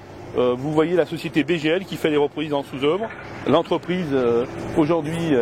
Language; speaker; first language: French; native; French